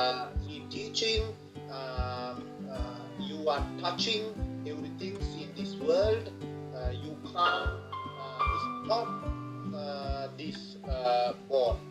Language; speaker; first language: English; non-native, learner; Sinhala